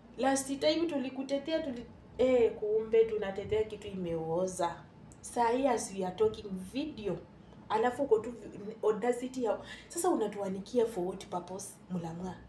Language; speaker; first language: Swahili; non-native, local second language; Luyia